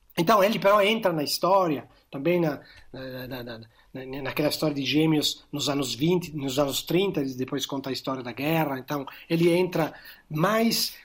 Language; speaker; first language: Portuguese; non-native, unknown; Italian